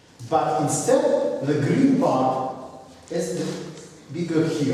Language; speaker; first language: English; non-native, fluent; Russian